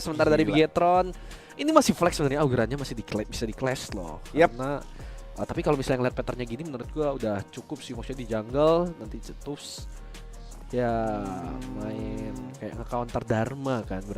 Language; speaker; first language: Indonesian; native; Indonesian